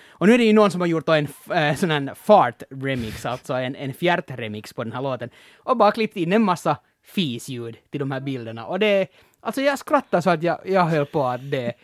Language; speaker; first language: Swedish; native; Swedish